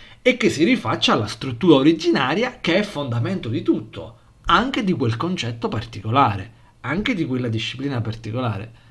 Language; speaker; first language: Italian; native; Italian